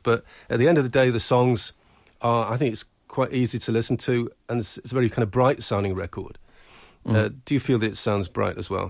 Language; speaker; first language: English; native; English